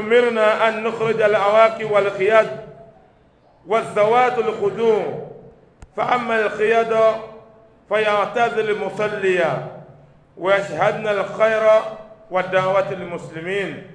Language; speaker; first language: Arabic; non-native, fluent; Yoruba